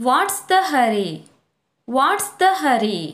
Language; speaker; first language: English; non-native, local second language; Kannada